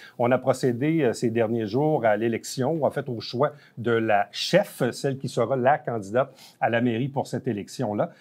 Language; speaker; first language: French; native; French